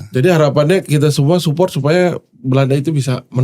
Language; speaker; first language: Indonesian; native; Indonesian